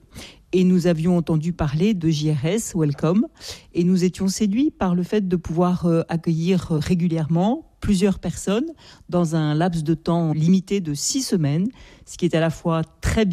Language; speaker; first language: French; native; French